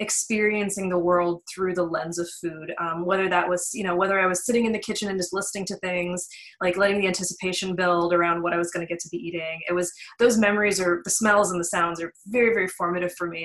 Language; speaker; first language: English; native; English